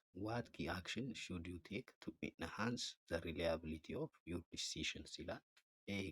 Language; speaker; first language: English; non-native, local second language; Amharic